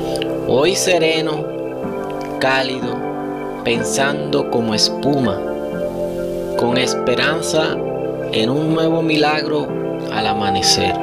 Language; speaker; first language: Spanish; native; Spanish